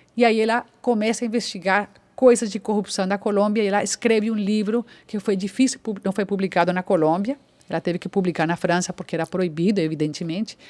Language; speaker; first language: Portuguese; non-native, fluent; Spanish